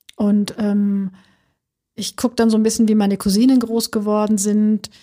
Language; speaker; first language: German; early bilingual, other home language; Turkish